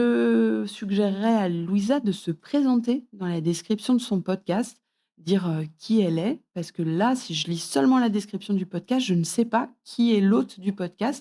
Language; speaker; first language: French; native; French